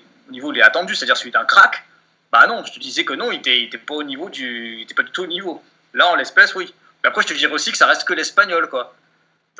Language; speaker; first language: French; native; French